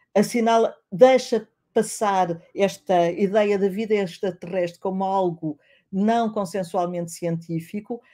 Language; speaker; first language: Portuguese; native; Portuguese